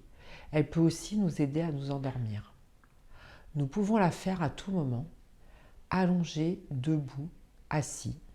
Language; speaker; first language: French; native; French